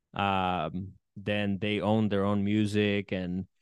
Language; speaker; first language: English; early bilingual, other home language; Spanish